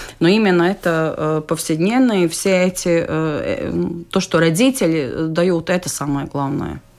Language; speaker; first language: Russian; non-native, local second language; Latvian